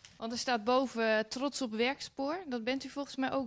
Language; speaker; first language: Dutch; native; Dutch